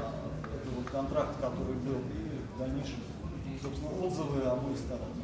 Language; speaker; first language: Russian; native; Russian